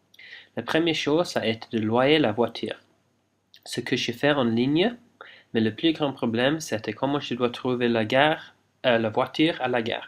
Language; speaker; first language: French; non-native, fluent; English